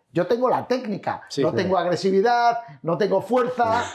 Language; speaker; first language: Spanish; native; Spanish